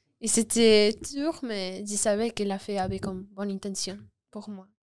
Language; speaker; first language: French; non-native, learner; Spanish